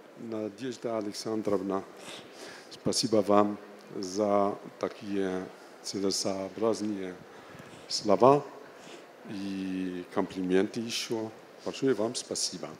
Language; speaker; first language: Russian; non-native, fluent; Arabic